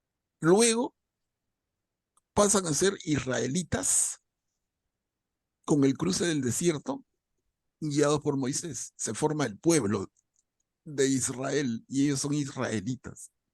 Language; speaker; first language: Spanish; native; Spanish